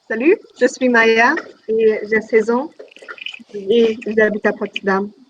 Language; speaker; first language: French; non-native, learner; German